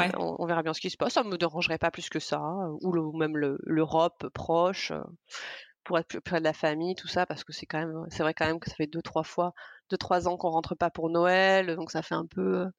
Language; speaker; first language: French; native; French